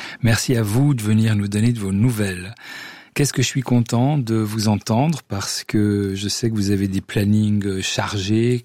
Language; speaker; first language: French; native; French